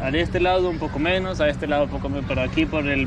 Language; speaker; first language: Spanish; non-native, learner; English